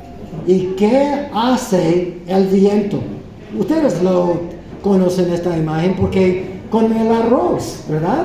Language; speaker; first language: Spanish; non-native, fluent; English